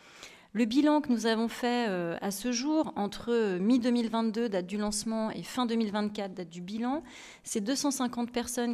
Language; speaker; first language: French; native; French